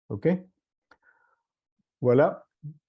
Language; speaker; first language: French; non-native, fluent; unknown